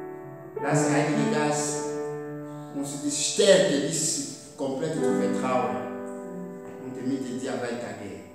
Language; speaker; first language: German; non-native, learner; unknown